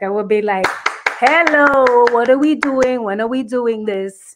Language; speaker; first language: English; native; English